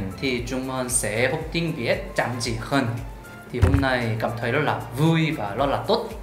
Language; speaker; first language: Vietnamese; non-native, learner; Korean